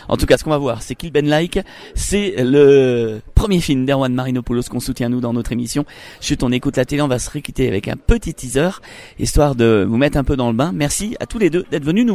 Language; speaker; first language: French; native; French